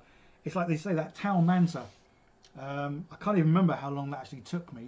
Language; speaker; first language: English; native; English